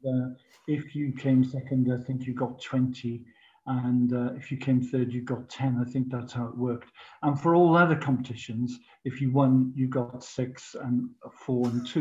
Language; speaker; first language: English; native; English